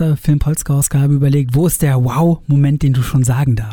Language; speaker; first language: German; native; German